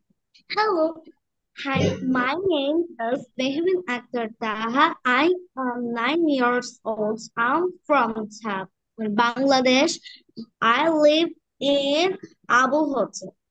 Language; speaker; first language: English; non-native, learner; Bangla